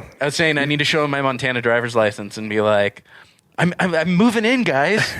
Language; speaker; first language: English; native; English